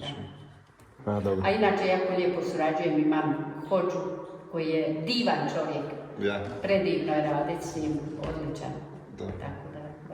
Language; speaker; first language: Croatian; native; Croatian